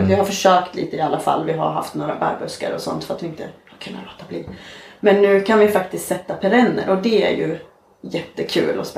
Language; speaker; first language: Swedish; native; Swedish